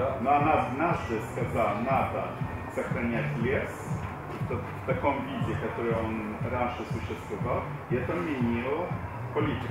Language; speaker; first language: Russian; non-native, fluent; Swedish